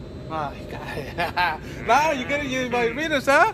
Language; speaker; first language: English; non-native, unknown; Spanish